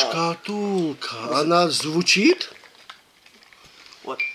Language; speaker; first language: Russian; early bilingual, heritage; Russian